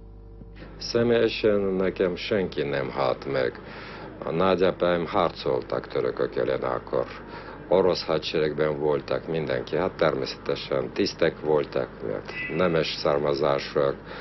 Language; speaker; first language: Hungarian; non-native, fluent; Armenian